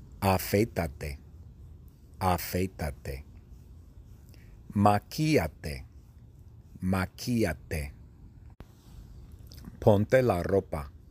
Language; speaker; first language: Spanish; non-native, fluent; English